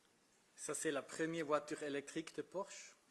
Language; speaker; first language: French; non-native, fluent; Italian